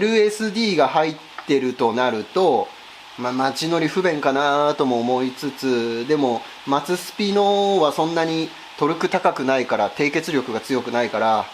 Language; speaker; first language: Japanese; native; Japanese